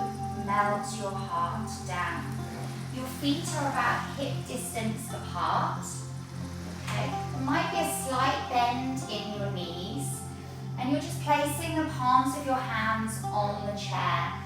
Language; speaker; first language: English; native; English